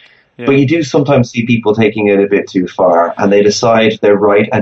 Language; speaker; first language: English; native; English